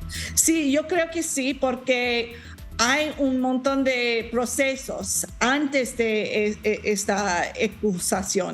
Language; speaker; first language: Spanish; non-native, learner; English